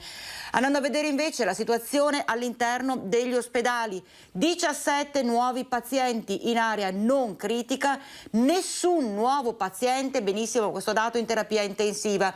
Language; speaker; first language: Italian; native; Italian